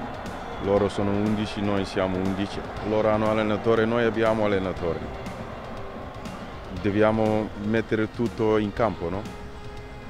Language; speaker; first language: Italian; non-native, learner; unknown